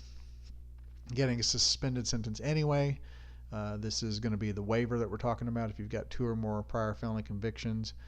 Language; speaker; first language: English; native; English